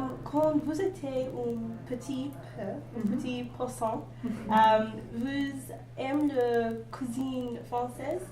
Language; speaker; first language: French; non-native, learner; English